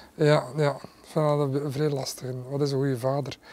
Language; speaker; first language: Dutch; early bilingual, other home language; Arabic